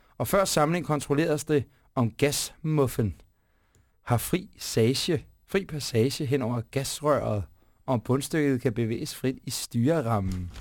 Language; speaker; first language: Danish; native; Danish